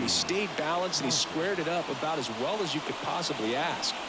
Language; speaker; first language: English; native; English